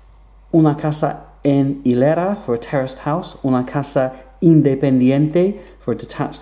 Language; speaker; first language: Spanish; non-native, fluent; English